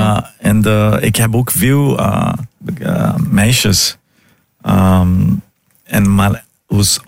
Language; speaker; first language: Dutch; non-native, fluent; Portuguese